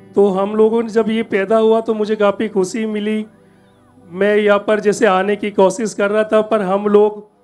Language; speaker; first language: Hindi; native; Hindi